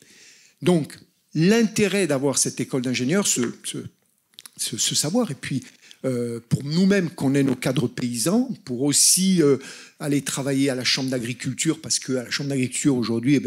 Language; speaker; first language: French; native; French